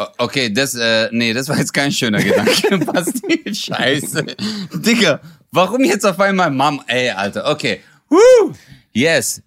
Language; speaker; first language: German; early bilingual, other home language; Turkish